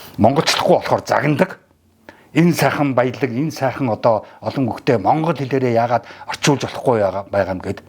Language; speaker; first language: Mongolian; native; Mongolian